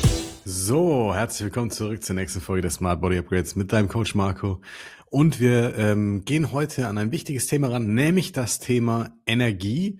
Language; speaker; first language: German; native; German